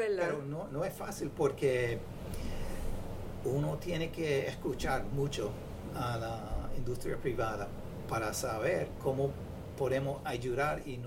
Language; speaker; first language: Spanish; non-native, fluent; English